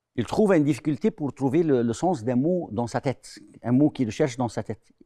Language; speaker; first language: French; non-native, fluent; Arabic